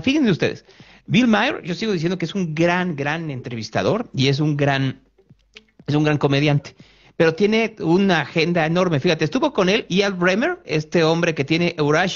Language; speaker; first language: Spanish; native; Spanish